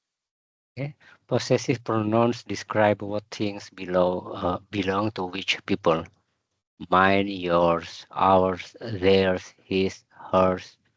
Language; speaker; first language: English; non-native, learner; Indonesian